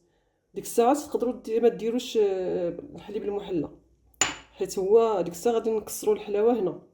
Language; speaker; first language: Arabic; native; Arabic